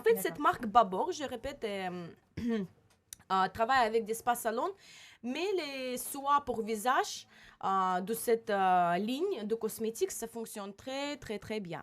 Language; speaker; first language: French; non-native, learner; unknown